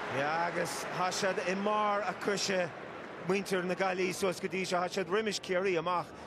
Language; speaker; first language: Irish; native; Irish